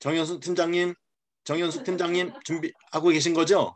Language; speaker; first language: Korean; native; Korean